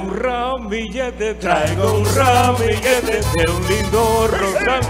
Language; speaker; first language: Spanish; native; Spanish